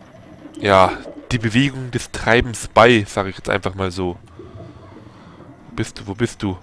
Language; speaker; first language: German; native; German